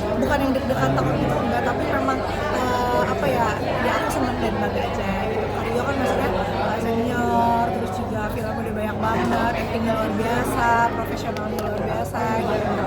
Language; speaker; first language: Indonesian; native; Indonesian